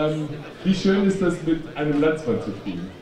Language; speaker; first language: German; native; German